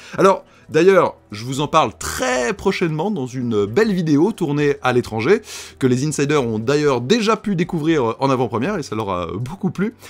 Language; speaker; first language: French; native; French